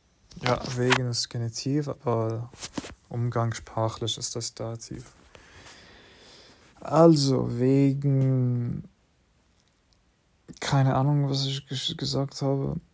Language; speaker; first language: German; non-native, fluent; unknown